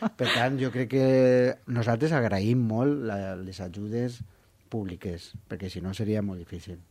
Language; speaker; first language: Catalan; non-native, local second language; Spanish